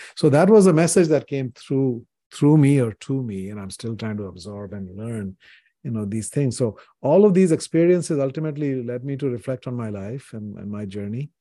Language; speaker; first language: English; non-native, local second language; Hindi